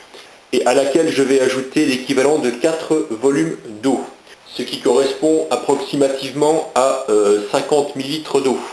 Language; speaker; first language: French; native; French